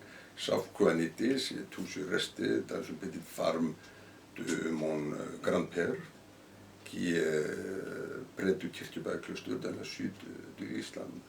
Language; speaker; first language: French; non-native, fluent; Icelandic